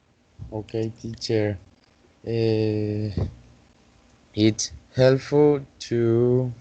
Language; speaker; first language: English; non-native, learner; Spanish